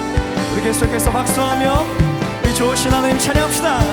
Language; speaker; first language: Korean; native; Korean